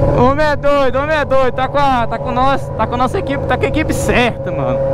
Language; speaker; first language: Portuguese; native; Portuguese